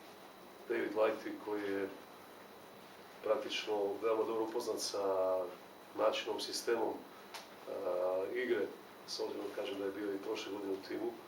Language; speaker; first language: Serbian; native; Serbian